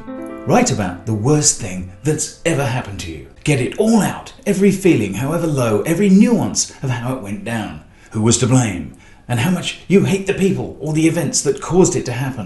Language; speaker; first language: English; native; English